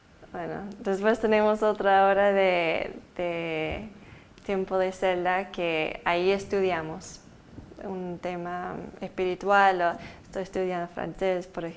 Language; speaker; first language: Spanish; early bilingual, heritage; Spanish